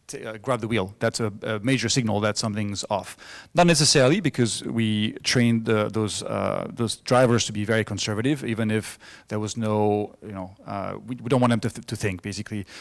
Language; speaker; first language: English; non-native, fluent; French